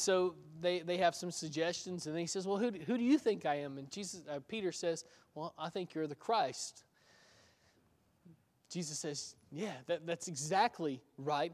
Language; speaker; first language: English; native; English